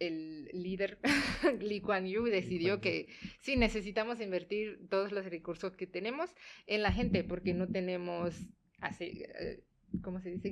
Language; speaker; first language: Spanish; non-native, fluent; Tamil